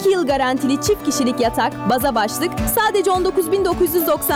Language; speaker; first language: Turkish; native; Turkish